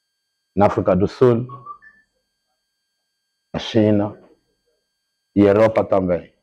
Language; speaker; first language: Portuguese; non-native, learner; Lingala